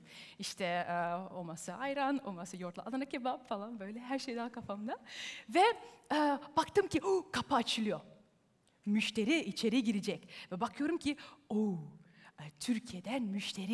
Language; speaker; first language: Turkish; early bilingual, heritage; Turkish